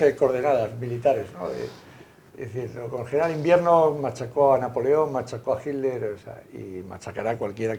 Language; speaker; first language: Spanish; native; Spanish